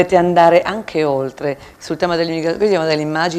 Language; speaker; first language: Italian; native; Italian